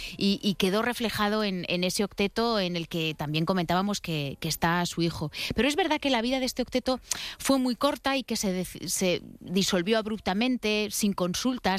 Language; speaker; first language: Spanish; native; Spanish